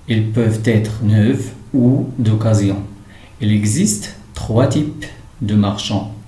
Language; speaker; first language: French; non-native, local second language; Arabic